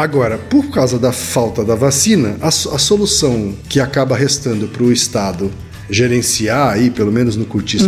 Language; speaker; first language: Portuguese; native; Portuguese